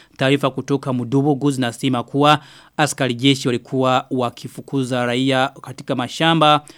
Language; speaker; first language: Swahili; non-native, local second language; Rundi